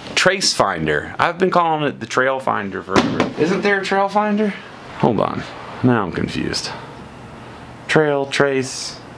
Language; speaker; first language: English; native; English